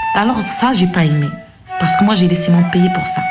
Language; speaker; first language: French; non-native, local second language; Arabic